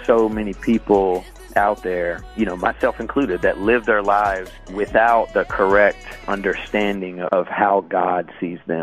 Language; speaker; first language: English; native; English